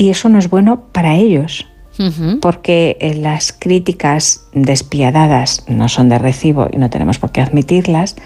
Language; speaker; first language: Spanish; native; Spanish